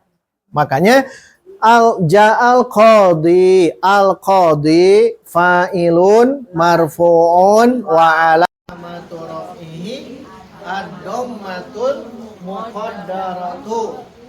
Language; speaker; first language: Arabic; non-native, fluent; Indonesian